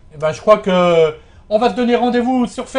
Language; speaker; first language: French; native; French